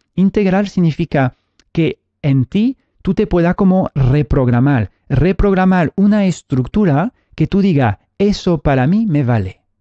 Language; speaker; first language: Spanish; early bilingual, heritage; Spanish